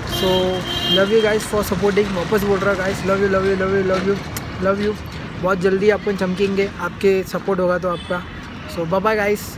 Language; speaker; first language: Hindi; non-native, local second language; Marathi